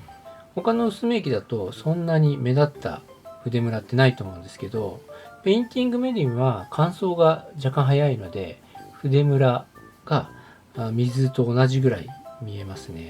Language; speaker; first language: Japanese; native; Japanese